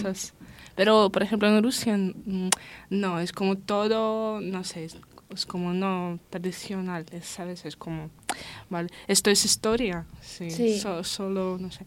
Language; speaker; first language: Spanish; non-native, learner; Russian